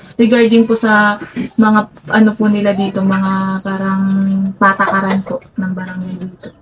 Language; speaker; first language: Filipino; native; Filipino